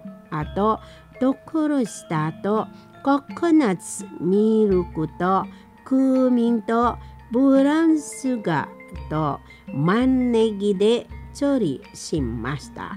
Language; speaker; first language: Japanese; non-native, learner; Indonesian